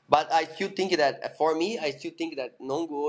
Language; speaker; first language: English; non-native, learner; Portuguese